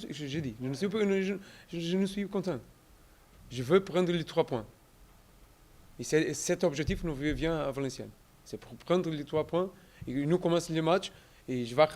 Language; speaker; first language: French; non-native, learner; Portuguese